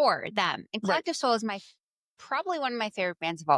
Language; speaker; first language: English; native; English